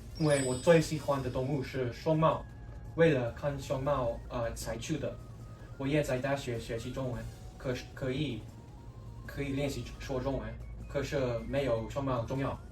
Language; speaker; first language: Chinese; non-native, learner; English